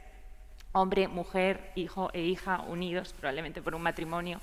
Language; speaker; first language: Spanish; native; Spanish